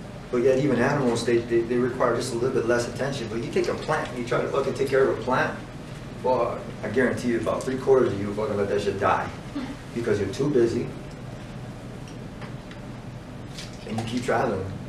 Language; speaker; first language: English; early bilingual, other home language; Spanish